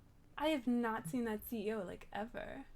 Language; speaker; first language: English; native; English